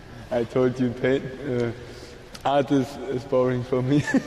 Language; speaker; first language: English; non-native, fluent; German